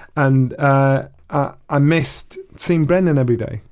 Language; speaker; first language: English; native; English